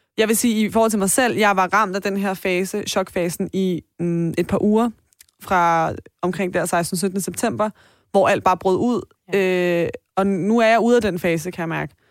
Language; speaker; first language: Danish; early bilingual, other home language; Persian